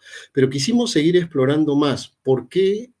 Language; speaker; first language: Spanish; native; Spanish